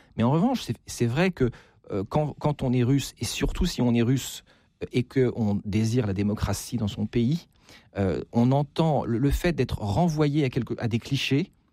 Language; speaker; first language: French; native; French